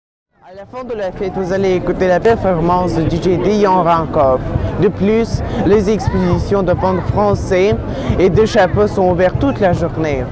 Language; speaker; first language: French; non-native, learner; Russian